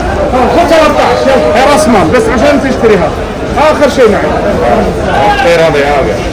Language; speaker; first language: Arabic; non-native, learner; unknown